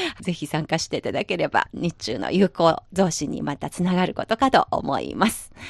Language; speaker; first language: Japanese; non-native, fluent; Chinese